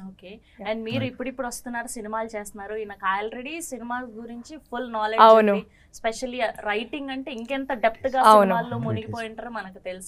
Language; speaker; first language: Telugu; native; Telugu